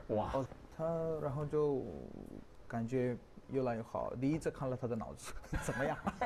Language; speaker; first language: Chinese; non-native, learner; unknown